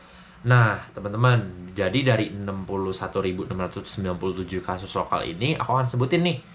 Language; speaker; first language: Indonesian; native; Indonesian